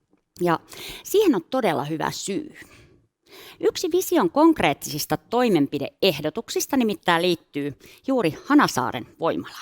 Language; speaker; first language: Finnish; native; Finnish